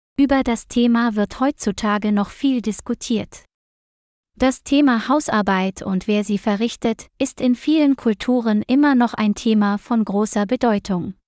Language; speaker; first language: German; non-native, learner; Vietnamese